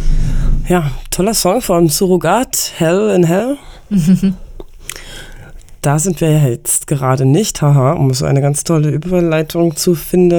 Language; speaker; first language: German; native; German